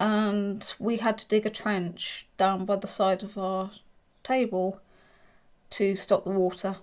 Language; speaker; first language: English; native; English